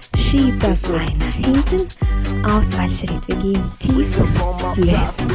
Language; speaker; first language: German; native; German